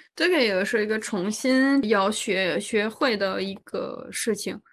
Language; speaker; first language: Chinese; non-native, fluent; French